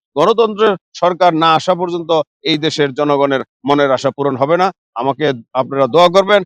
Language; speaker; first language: Bangla; native; Bangla